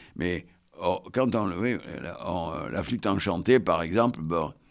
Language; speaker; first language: French; native; French